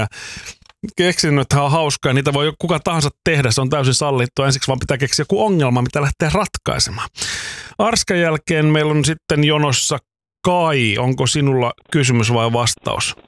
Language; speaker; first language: Finnish; native; Finnish